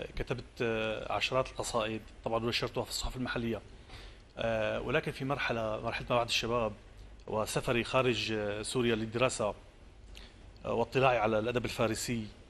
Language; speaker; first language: Arabic; native; Arabic